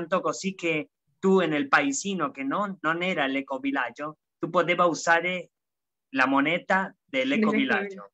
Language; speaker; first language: Italian; non-native, fluent; Spanish